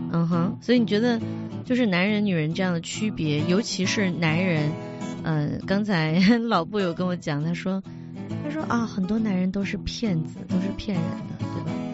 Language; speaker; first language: Chinese; native; Chinese